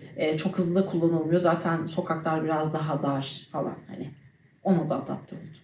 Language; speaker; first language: Turkish; early bilingual, heritage; Turkish